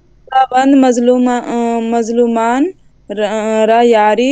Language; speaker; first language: Persian; non-native, learner; Urdu